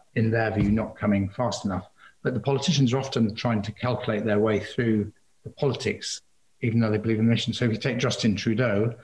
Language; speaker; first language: English; native; English